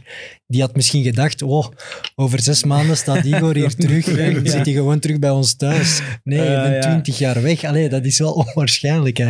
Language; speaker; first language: Dutch; native; Dutch